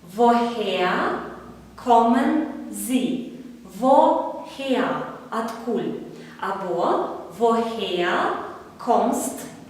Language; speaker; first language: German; non-native, fluent; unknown